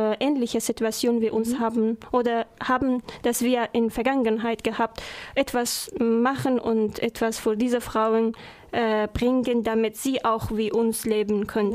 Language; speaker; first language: German; non-native, learner; Persian